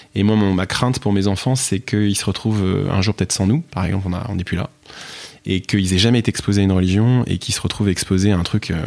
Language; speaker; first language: French; native; French